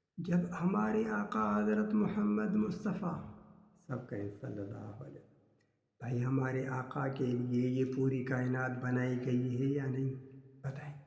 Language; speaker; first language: Urdu; non-native, local second language; Sindhi